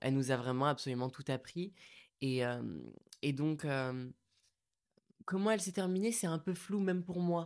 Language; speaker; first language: French; native; French